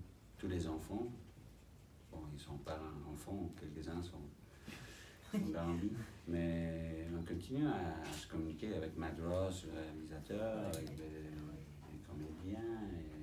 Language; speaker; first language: French; non-native, fluent; English